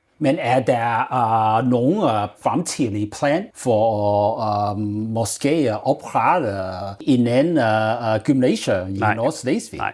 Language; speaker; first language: Danish; non-native, learner; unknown